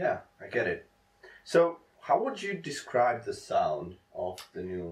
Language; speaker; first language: English; non-native, fluent; Czech